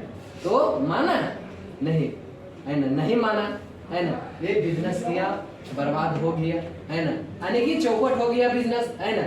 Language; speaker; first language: Hindi; non-native, local second language; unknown